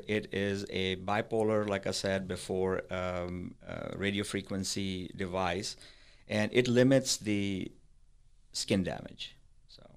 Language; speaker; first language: English; non-native, local second language; Urdu